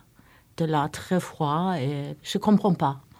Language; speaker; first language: French; non-native, learner; Norwegian